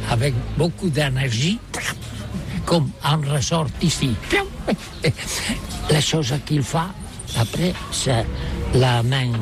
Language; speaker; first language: French; non-native, learner; Catalan